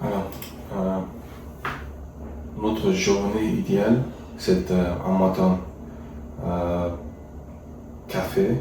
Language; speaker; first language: French; non-native, learner; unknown